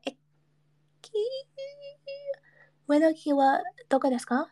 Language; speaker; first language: Japanese; non-native, learner; English